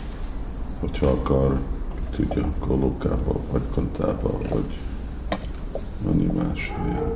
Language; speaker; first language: Hungarian; non-native, fluent; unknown